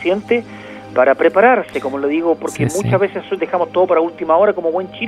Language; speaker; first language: Spanish; native; Spanish